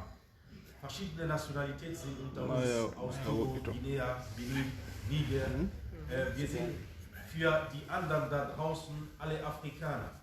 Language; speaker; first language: German; non-native, fluent; Fula